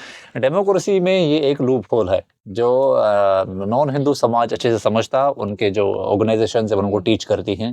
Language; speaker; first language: Hindi; native; Hindi